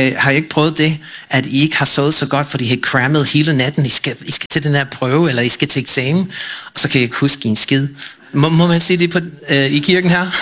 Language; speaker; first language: Danish; non-native, fluent; English